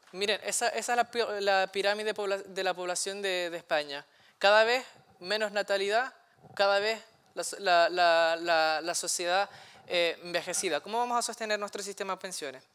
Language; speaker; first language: Spanish; native; Spanish